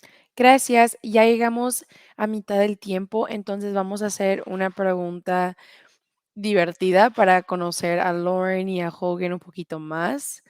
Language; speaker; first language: Spanish; early bilingual, heritage; Spanish